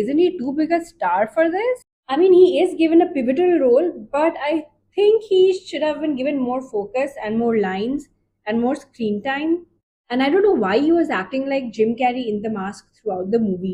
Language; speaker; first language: English; non-native, local second language; Hindi